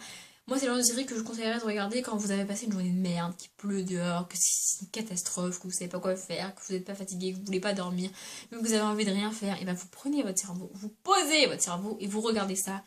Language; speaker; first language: French; native; French